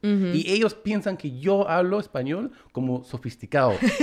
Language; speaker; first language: Spanish; early bilingual, heritage; Spanish